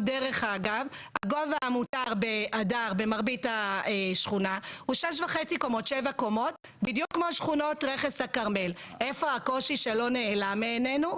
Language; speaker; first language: Hebrew; native; Hebrew